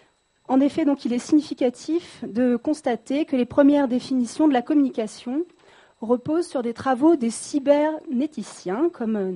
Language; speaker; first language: French; native; French